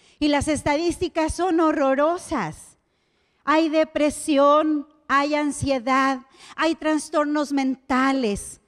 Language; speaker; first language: Spanish; native; Spanish